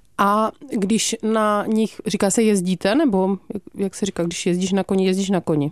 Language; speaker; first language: Czech; native; Czech